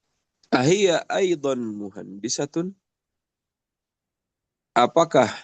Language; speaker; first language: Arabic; non-native, fluent; Indonesian